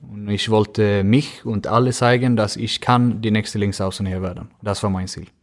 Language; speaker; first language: German; non-native, fluent; Swedish